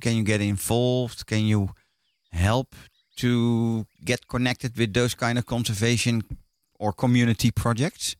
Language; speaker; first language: English; non-native, fluent; Dutch